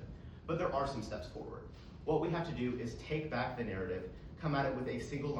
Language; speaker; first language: English; native; English